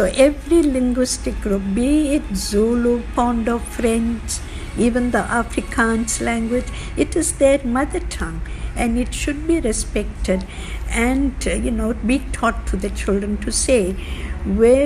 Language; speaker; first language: English; non-native, local second language; Tamil